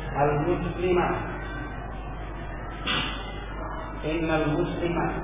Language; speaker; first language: Arabic; non-native, fluent; Indonesian